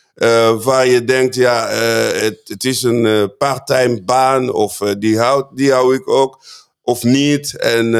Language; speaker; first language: Dutch; non-native, fluent; Swahili